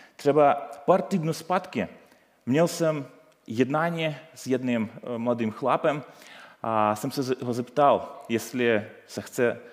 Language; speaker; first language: Czech; non-native, fluent; Ukrainian